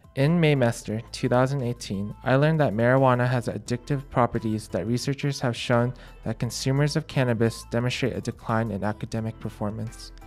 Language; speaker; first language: English; native; English